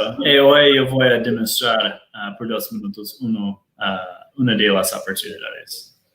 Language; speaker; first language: Spanish; non-native, fluent; Portuguese